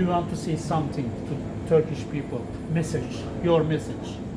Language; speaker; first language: English; non-native, local second language; Turkish